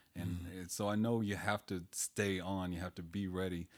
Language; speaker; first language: English; native; English